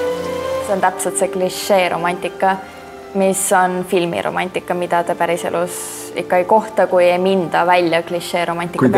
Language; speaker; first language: Estonian; native; Estonian